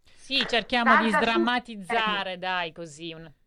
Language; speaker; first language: Italian; native; Italian